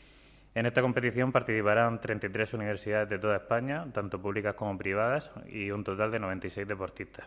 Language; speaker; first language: Spanish; native; Spanish